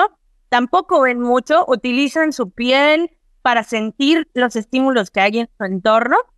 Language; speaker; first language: Spanish; native; Spanish